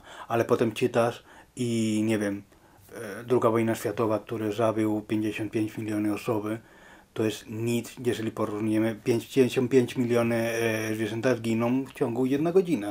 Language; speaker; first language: Polish; non-native, learner; Spanish